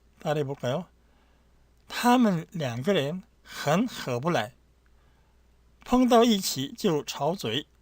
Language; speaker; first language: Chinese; non-native, fluent; Korean